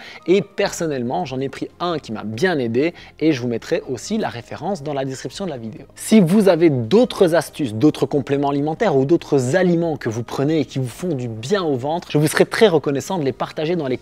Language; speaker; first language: French; native; French